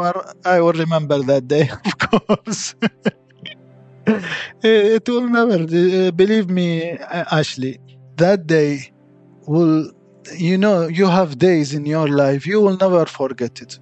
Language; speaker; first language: English; non-native, fluent; Arabic